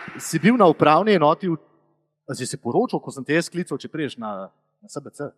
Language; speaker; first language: Slovenian; native; Slovenian